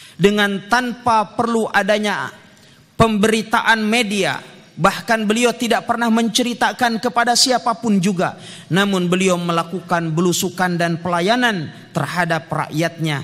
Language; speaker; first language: Indonesian; native; Indonesian